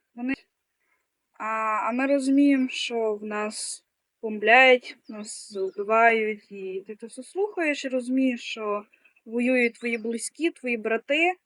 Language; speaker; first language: Ukrainian; native; Ukrainian